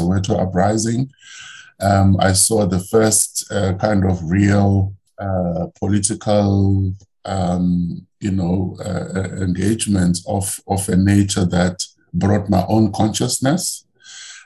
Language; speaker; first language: English; non-native, local second language; Xhosa